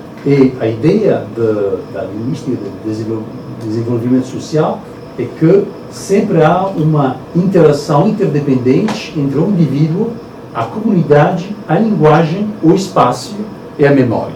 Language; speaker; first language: Portuguese; non-native, learner; Italian